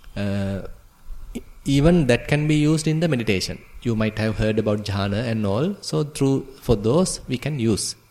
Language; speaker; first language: English; non-native, local second language; Sinhala